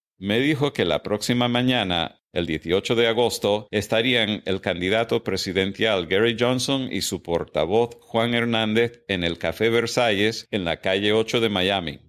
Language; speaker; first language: Spanish; non-native, fluent; English